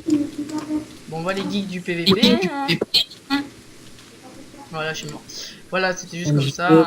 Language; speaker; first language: French; native; French